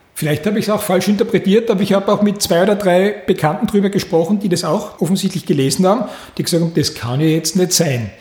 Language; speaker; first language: German; native; German